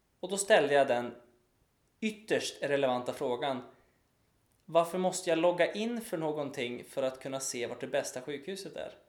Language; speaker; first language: Swedish; native; Swedish